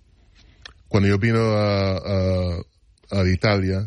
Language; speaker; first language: Spanish; non-native, fluent; English